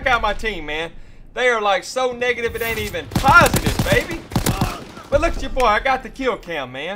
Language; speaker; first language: English; native; English